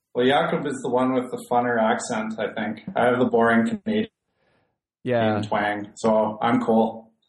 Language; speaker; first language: English; non-native, fluent; Finnish